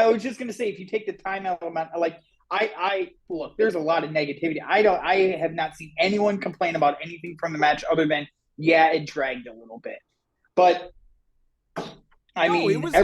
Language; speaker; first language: English; native; English